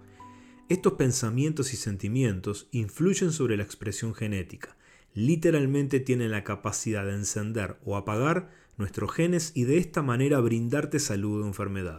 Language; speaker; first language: Spanish; native; Spanish